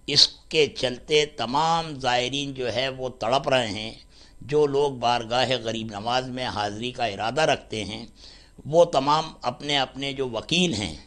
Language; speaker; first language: Hindi; native; Hindi